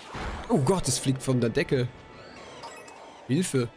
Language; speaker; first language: German; native; German